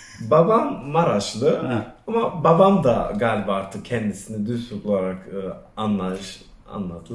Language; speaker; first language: Turkish; early bilingual, other home language; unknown